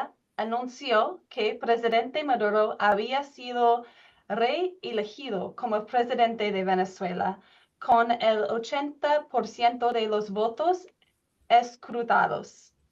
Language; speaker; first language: Spanish; non-native, learner; English